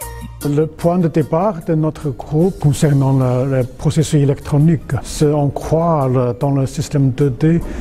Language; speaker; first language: French; non-native, fluent; Chinese